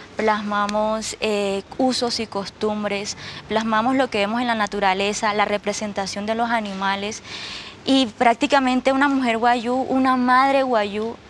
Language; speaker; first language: Spanish; native; Spanish